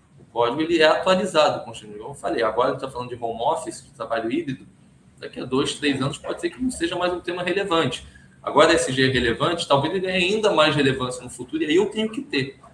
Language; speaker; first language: Portuguese; early bilingual, other home language; Hebrew